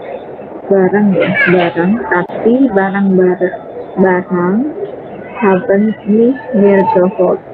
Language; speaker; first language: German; non-native, learner; Indonesian